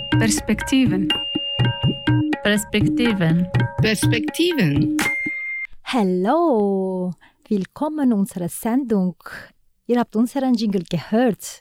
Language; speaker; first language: German; non-native, learner; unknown